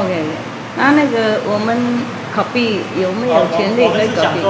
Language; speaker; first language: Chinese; non-native, fluent; Vietnamese